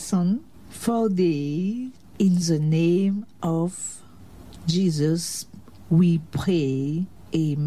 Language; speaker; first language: English; non-native, learner; French